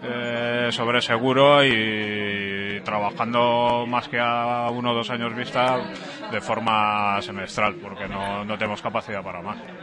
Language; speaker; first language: Spanish; native; Spanish